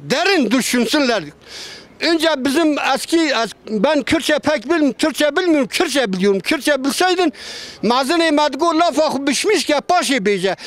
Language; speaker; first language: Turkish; non-native, local second language; Kurdish